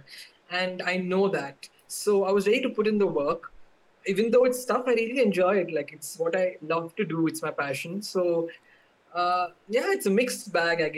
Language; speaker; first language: English; non-native, local second language; Tamil